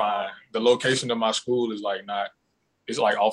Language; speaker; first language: English; native; English